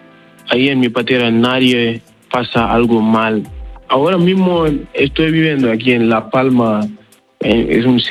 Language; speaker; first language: Spanish; non-native, learner; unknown